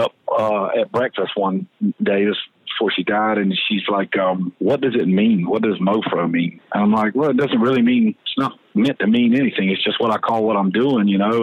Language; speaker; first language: English; native; English